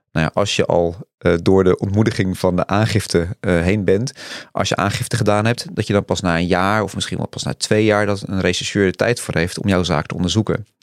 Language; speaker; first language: Dutch; native; Dutch